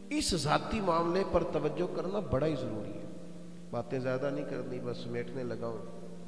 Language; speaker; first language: Urdu; non-native, local second language; Punjabi